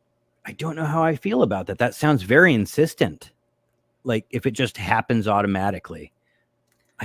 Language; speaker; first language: English; native; English